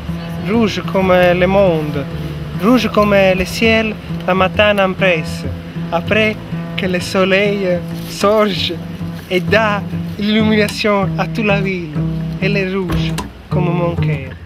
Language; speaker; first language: French; non-native, learner; Italian